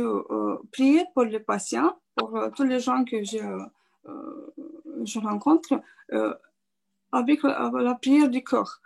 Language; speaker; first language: French; non-native, fluent; Romanian